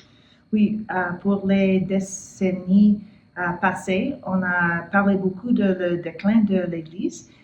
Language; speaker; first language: French; non-native, learner; English